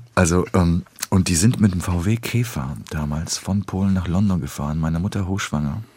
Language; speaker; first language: German; early bilingual, other home language; Polish